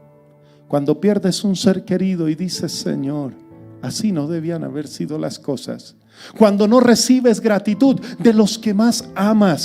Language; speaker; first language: Spanish; native; Spanish